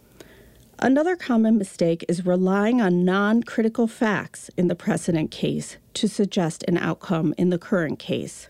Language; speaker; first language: English; native; English